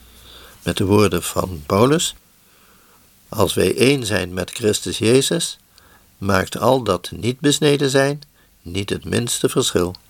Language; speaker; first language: Dutch; native; Dutch